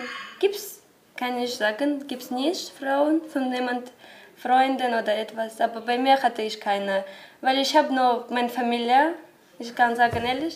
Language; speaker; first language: German; non-native, learner; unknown